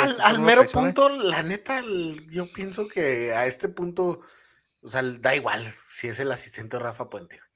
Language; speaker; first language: Spanish; native; Spanish